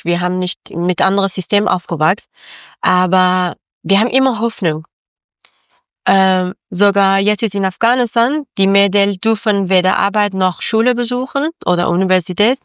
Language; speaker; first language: German; non-native, learner; Persian